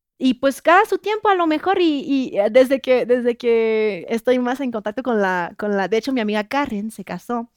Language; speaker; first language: Spanish; non-native, fluent; French